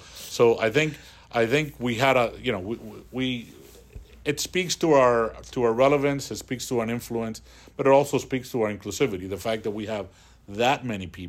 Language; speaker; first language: English; early bilingual, other home language; Spanish